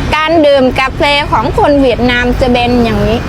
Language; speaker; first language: Thai; non-native, learner; Vietnamese